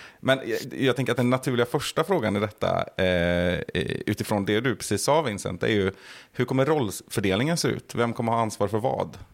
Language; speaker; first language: Swedish; native; Swedish